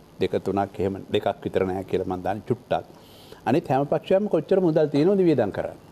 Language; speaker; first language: Sinhala; native; Sinhala